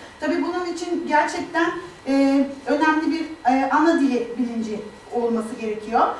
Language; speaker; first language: Turkish; native; Turkish